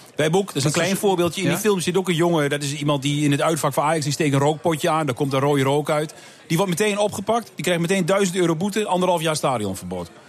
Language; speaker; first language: Dutch; native; Dutch